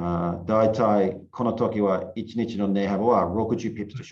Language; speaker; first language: Japanese; non-native, learner; English